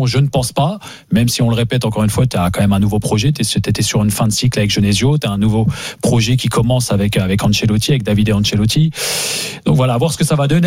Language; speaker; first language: French; native; French